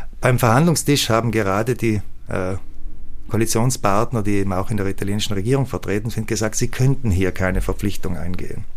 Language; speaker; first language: German; native; German